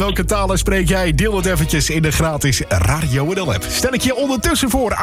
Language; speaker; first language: Dutch; native; Dutch